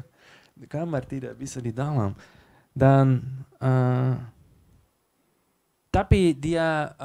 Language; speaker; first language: Indonesian; non-native, learner; Dutch